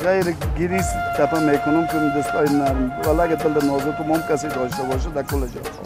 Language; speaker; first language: Persian; native; Persian